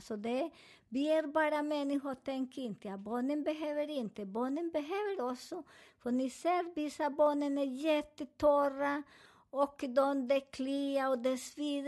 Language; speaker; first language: Swedish; non-native, learner; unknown